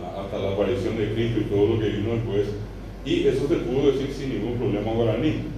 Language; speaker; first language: Spanish; non-native, local second language; Guarani